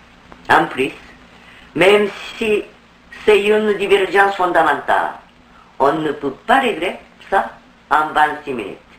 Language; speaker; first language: French; non-native, fluent; Korean